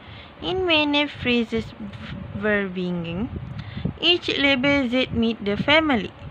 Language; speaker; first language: German; non-native, learner; Malay